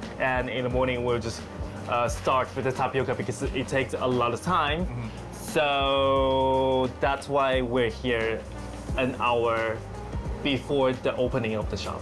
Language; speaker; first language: English; non-native, fluent; Chinese